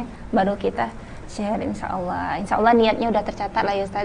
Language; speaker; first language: Indonesian; native; Indonesian